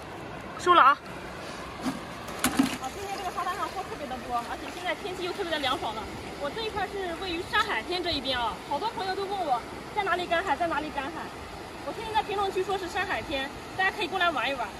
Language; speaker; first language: Chinese; native; Chinese